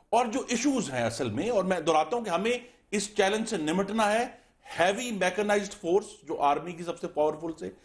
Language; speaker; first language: Urdu; native; Urdu